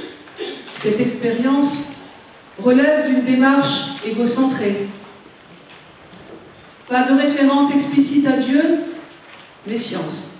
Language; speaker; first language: French; native; French